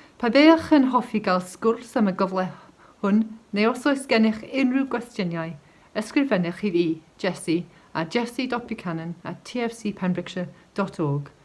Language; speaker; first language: Welsh; non-native, local second language; English